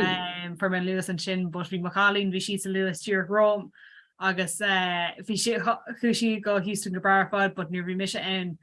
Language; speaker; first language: Irish; non-native, local second language; English